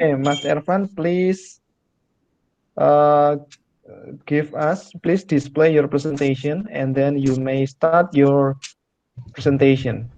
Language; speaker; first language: English; non-native, fluent; Indonesian